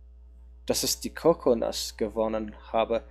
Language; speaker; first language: German; non-native, learner; English